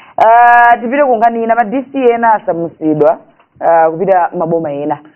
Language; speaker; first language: Nyanja; native; Nyanja